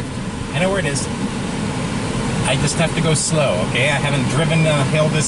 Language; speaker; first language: English; native; English